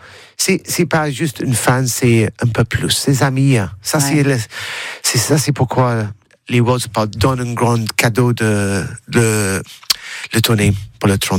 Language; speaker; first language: French; non-native, learner; English